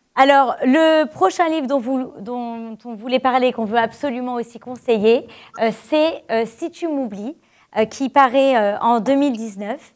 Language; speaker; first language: French; native; French